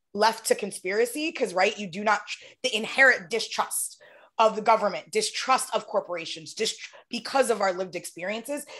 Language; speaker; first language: English; native; English